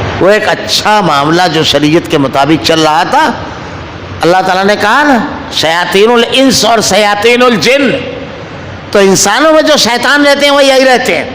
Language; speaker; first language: Urdu; native; Urdu